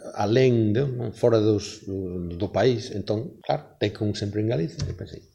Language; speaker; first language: Galician; non-native, fluent; English